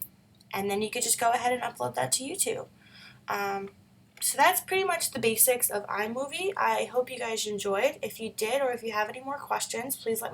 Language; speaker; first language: English; native; English